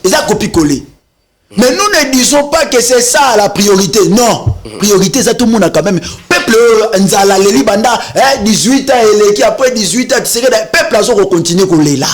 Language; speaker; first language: French; non-native, local second language; Lingala